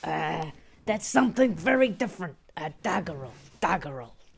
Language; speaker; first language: English; native; English